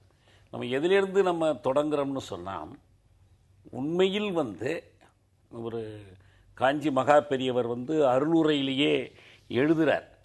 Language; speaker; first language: Tamil; native; Tamil